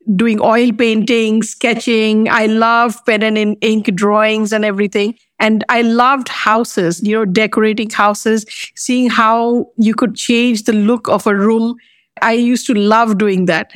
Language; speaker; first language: English; non-native, local second language; Bangla